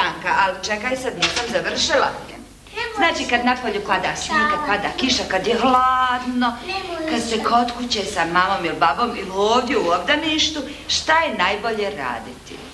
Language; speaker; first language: Serbian; native; Serbian